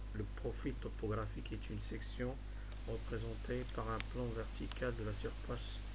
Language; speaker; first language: French; non-native, local second language; Arabic